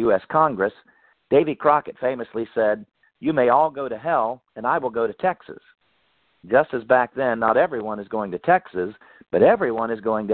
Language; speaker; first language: English; native; English